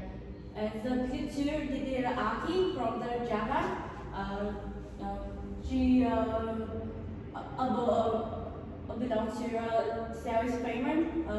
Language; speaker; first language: English; non-native, learner; Vietnamese